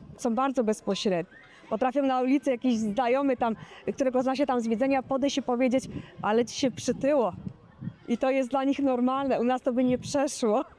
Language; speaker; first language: Polish; native; Polish